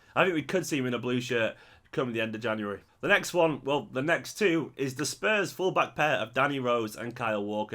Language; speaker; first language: English; native; English